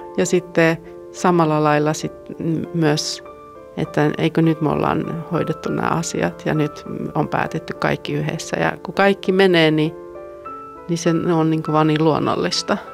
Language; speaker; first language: Finnish; early bilingual, heritage; Finnish